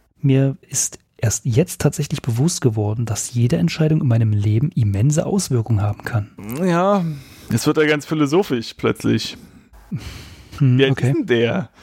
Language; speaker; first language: German; native; German